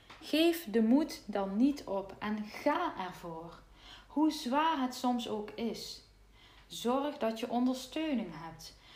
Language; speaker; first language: Dutch; native; Dutch